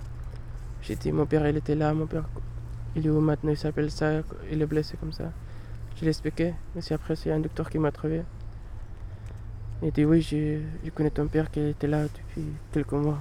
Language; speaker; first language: French; non-native, learner; Pashto